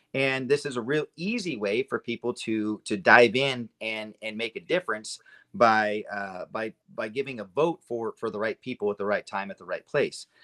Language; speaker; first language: English; native; English